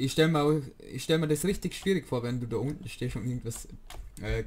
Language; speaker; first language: German; native; German